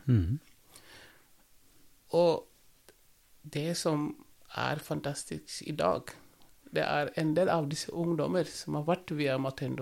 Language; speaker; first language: Norwegian; non-native, fluent; Wolof